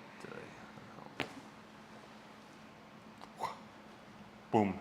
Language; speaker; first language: Chinese; non-native, fluent; English